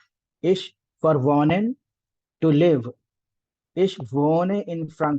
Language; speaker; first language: German; non-native, learner; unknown